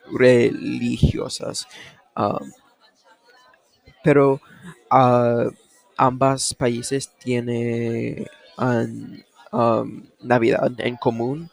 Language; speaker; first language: Spanish; non-native, learner; English